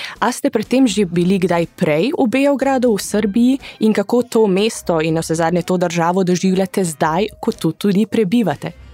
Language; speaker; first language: Slovenian; early bilingual, heritage; Slovenian